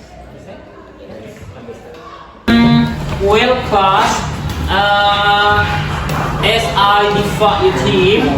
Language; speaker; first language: English; non-native, fluent; Indonesian